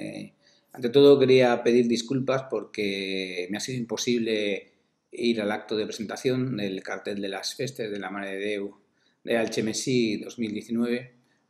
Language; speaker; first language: Spanish; native; Spanish